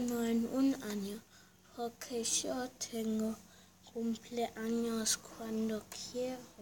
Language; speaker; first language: Spanish; early bilingual, heritage; Spanish